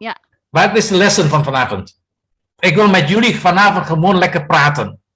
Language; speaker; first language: Dutch; non-native, fluent; Indonesian